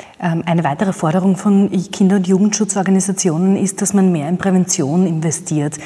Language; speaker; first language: German; native; German